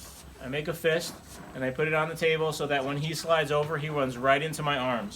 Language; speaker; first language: English; native; English